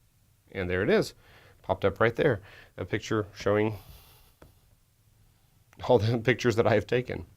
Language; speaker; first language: English; native; English